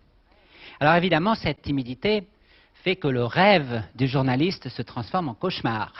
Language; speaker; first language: French; native; French